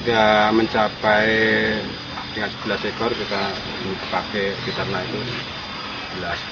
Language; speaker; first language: Indonesian; non-native, local second language; Javanese